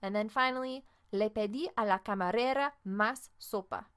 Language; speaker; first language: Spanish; non-native, fluent; English